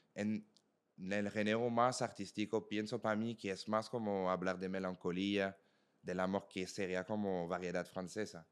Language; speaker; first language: Spanish; non-native, fluent; French